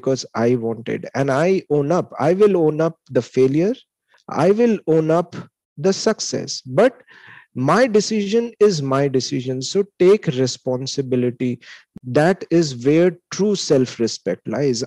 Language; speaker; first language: English; non-native, local second language; Hindi